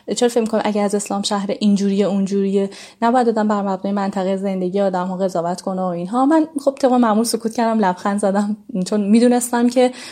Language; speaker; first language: Persian; native; Persian